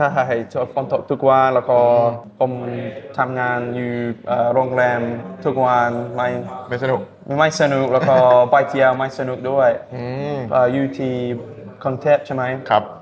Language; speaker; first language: Thai; non-native, learner; English